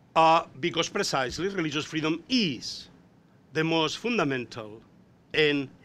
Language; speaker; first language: English; non-native, fluent; Spanish